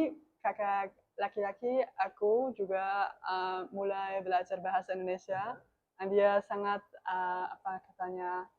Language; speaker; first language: Indonesian; non-native, learner; German